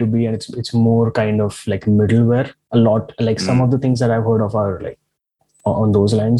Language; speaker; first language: English; non-native, local second language; Marathi